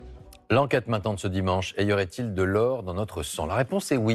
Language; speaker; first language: French; native; French